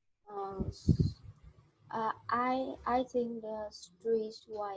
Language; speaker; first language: English; non-native, learner; Vietnamese